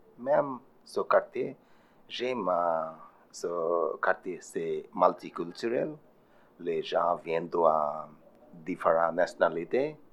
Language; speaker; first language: French; non-native, learner; Bangla